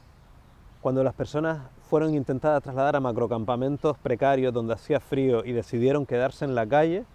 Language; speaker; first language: Spanish; native; Spanish